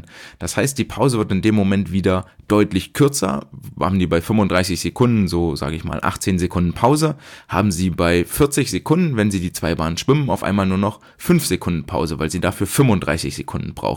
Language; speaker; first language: German; native; German